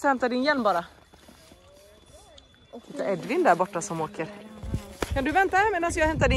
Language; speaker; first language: Swedish; native; Swedish